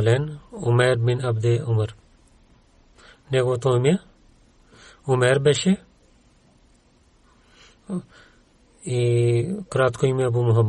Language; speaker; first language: Bulgarian; non-native, learner; Urdu